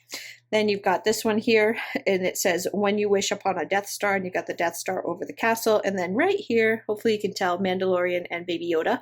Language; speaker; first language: English; native; English